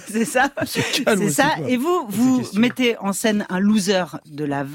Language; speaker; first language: French; native; French